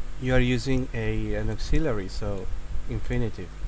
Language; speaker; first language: English; non-native, fluent; Spanish